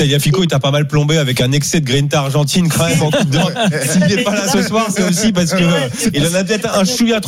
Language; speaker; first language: French; native; French